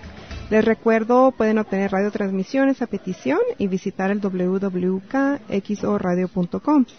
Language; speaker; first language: Spanish; native; Spanish